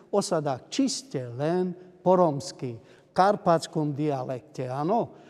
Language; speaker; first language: Slovak; non-native, local second language; Hungarian